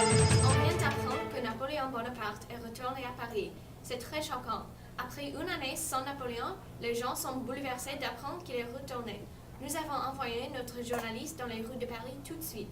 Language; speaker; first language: French; non-native, fluent; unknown